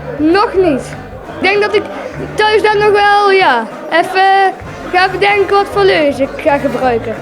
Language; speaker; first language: Dutch; native; Dutch